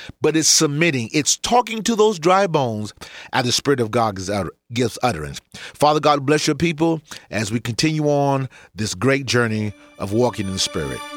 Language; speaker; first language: English; native; English